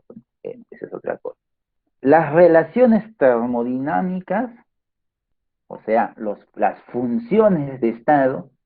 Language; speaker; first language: Spanish; native; Spanish